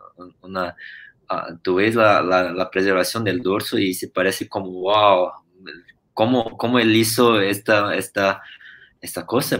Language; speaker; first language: Spanish; non-native, fluent; Portuguese